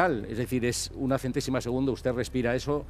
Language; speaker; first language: Spanish; native; Spanish